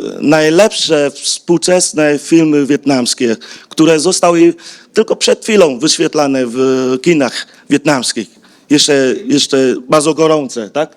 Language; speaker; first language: Polish; non-native, fluent; Vietnamese